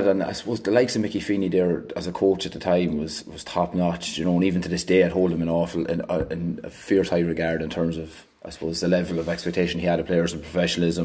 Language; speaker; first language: English; native; English